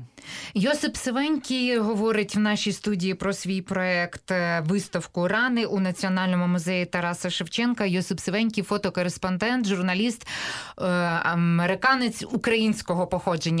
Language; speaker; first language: Ukrainian; native; Ukrainian